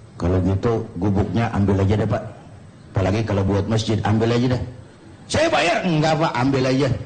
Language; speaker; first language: Indonesian; native; Indonesian